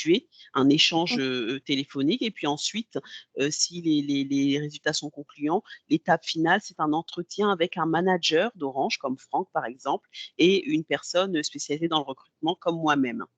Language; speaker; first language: French; native; French